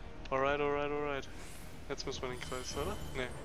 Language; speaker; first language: German; native; German